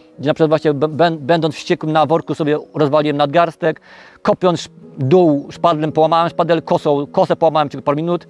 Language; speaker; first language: Polish; native; Polish